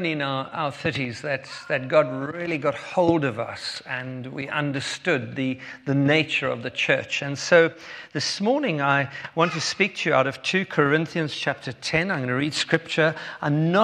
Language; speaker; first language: English; native; English